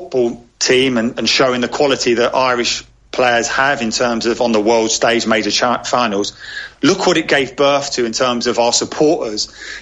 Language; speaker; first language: English; native; English